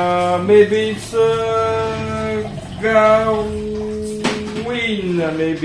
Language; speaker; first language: English; non-native, learner; French